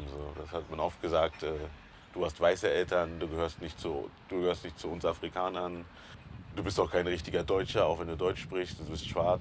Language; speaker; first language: German; early bilingual, other home language; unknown